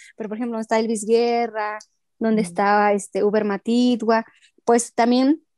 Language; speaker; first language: Spanish; non-native, local second language; Mixtepec Mixtec